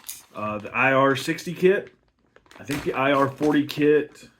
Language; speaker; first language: English; native; English